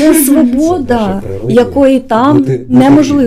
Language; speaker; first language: Ukrainian; native; Ukrainian